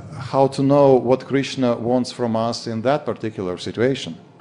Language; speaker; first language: English; non-native, fluent; Latvian